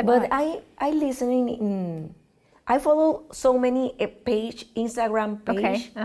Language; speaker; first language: English; non-native, learner; Spanish